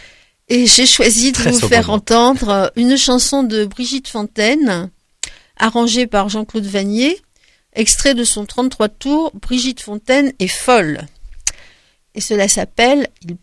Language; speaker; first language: French; native; French